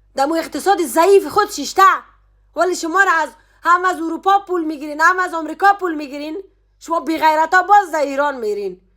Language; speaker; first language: Persian; native; Persian